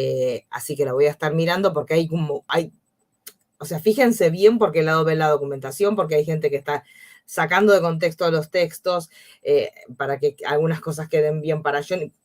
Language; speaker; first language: Spanish; native; Spanish